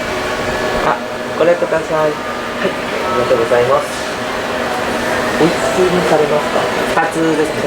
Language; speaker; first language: Japanese; non-native, learner; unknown